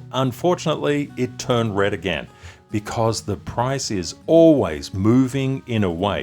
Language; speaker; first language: English; native; English